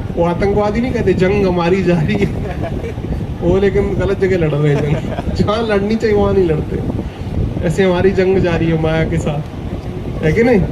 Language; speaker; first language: Hindi; native; Hindi